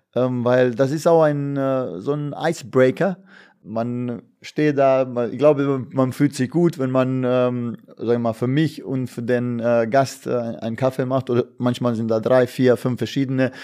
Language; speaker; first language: German; non-native, fluent; Bosnian